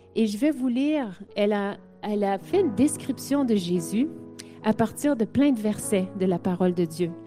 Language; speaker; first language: French; native; French